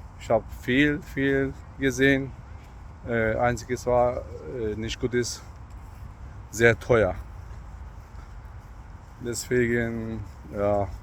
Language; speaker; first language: German; non-native, learner; Turkish